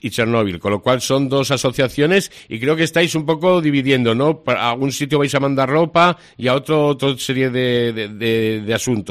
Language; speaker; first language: Spanish; native; Spanish